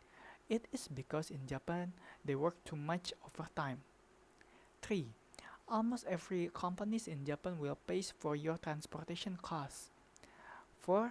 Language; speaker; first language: English; non-native, learner; Indonesian